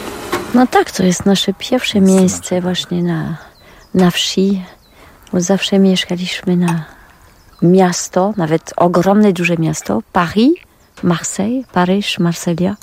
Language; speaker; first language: Polish; non-native, learner; French